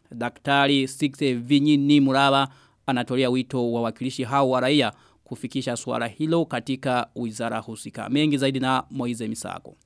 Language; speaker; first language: Swahili; non-native, local second language; Rundi